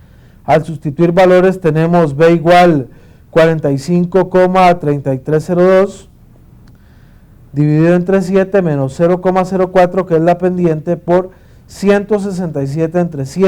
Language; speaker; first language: Spanish; native; Spanish